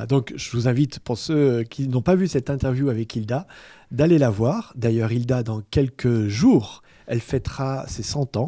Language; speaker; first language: French; native; French